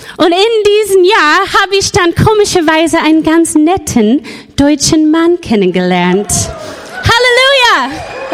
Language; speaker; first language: German; non-native, fluent; English